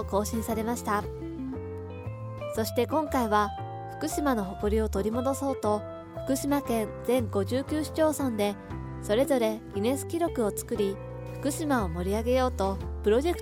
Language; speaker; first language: Japanese; native; Japanese